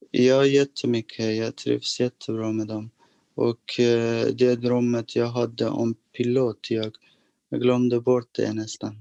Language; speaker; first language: Swedish; non-native, fluent; Persian